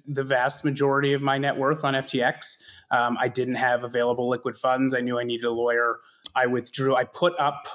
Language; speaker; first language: English; native; English